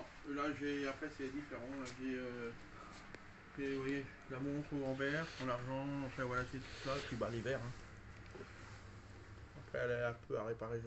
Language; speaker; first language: French; native; French